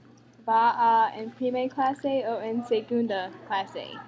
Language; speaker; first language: Spanish; non-native, learner; English